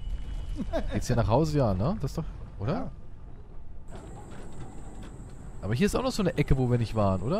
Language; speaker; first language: German; native; German